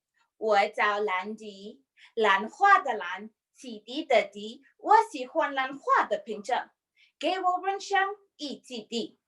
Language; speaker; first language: Chinese; non-native, learner; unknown